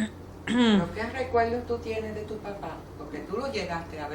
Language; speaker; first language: Spanish; early bilingual, heritage; Spanish